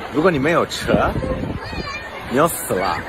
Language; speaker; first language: Chinese; non-native, fluent; English